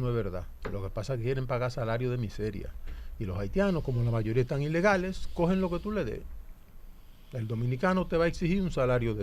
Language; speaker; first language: Spanish; native; Spanish